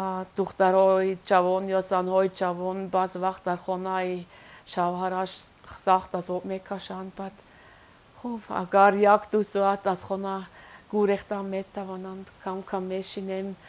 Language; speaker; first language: Persian; non-native, learner; Swiss German